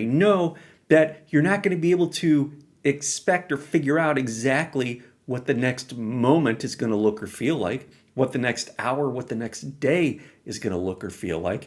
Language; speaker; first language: English; native; English